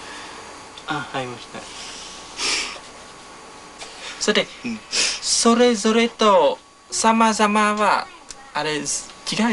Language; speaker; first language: Japanese; non-native, learner; Khmer